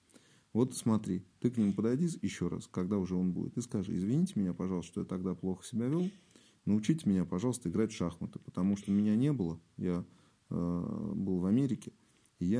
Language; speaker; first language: Russian; native; Russian